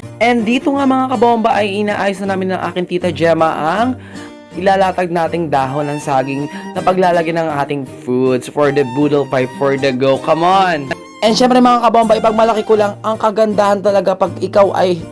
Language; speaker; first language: Filipino; non-native, local second language; Bikol